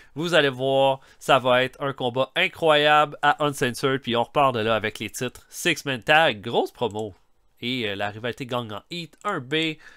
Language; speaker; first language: French; native; French